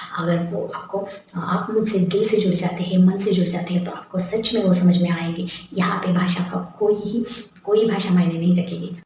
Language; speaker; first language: Hindi; non-native, local second language; Marathi